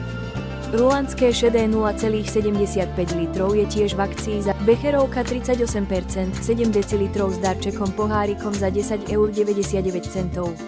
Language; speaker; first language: Slovak; native; Slovak